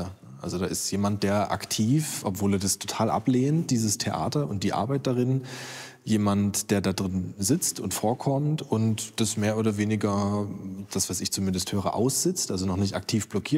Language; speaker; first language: German; native; German